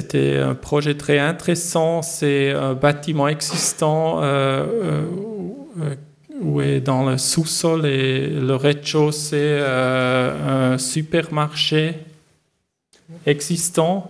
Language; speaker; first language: French; non-native, learner; German